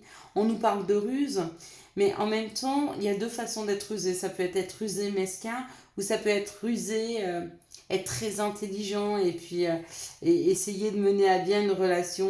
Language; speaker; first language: French; native; French